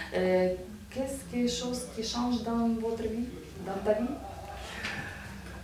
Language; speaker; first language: French; non-native, learner; Russian